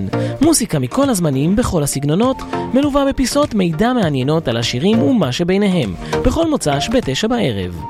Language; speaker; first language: Hebrew; native; Hebrew